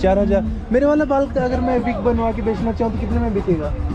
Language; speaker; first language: Hindi; native; Hindi